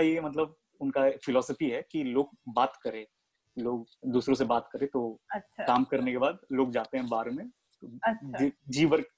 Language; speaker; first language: Hindi; native; Hindi